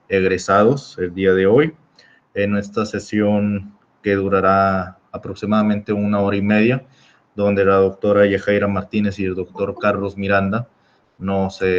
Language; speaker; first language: Spanish; native; Spanish